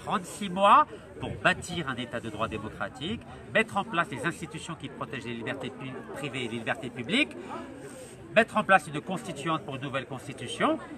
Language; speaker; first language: French; non-native, local second language; Arabic